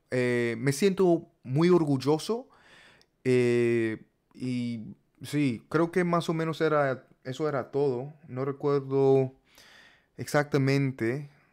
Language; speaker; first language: Spanish; non-native, learner; English